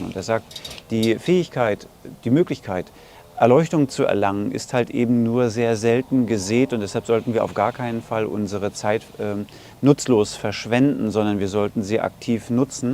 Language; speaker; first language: German; native; German